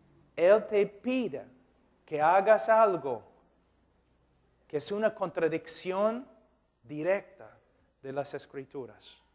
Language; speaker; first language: Spanish; non-native, fluent; English